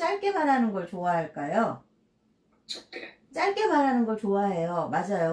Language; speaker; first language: Korean; native; Korean